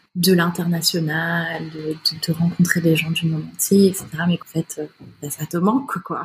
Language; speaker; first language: French; native; French